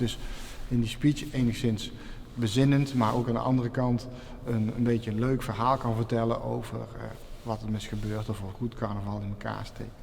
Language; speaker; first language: Dutch; native; Dutch